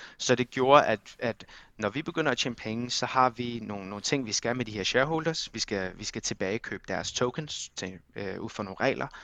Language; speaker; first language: Danish; early bilingual, other home language; Armenian